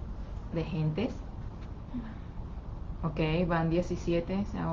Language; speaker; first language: Spanish; non-native, fluent; Chinese